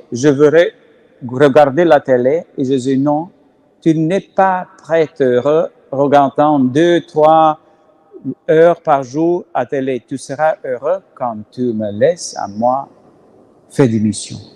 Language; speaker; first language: French; non-native, learner; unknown